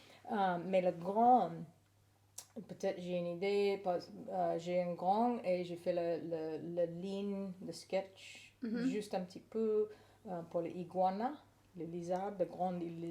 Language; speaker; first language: French; non-native, learner; English